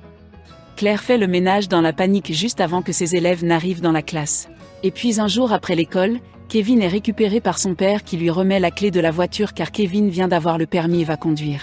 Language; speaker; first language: French; non-native, local second language; Haitian Creole